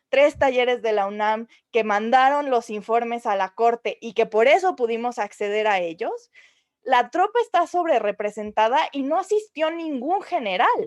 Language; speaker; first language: Spanish; native; Spanish